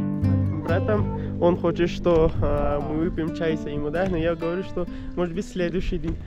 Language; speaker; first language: Russian; non-native, learner; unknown